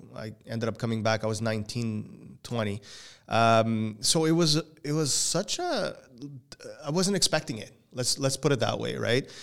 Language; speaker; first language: English; non-native, fluent; Portuguese